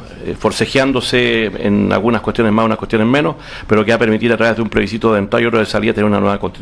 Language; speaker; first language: Spanish; native; Spanish